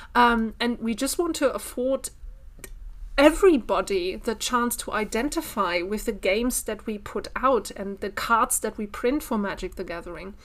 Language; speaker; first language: English; non-native, fluent; German